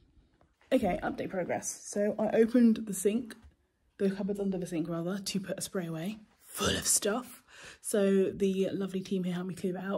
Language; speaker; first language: English; native; English